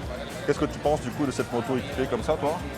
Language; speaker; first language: French; native; French